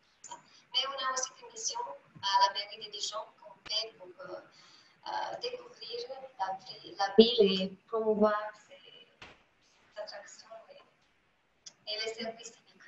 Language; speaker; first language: French; non-native, fluent; Romanian